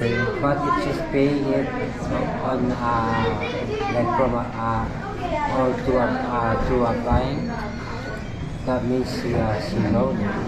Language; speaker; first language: English; non-native, local second language; Filipino